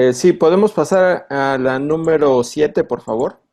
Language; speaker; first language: Spanish; native; Spanish